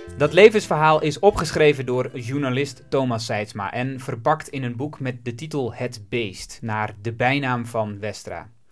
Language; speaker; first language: Dutch; native; Dutch